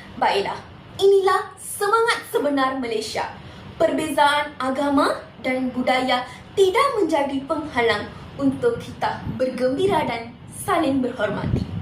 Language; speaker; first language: Malay; non-native, local second language; Tamil